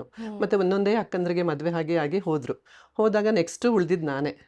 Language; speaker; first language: Kannada; native; Kannada